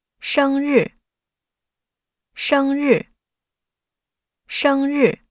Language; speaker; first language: Chinese; non-native, fluent; Korean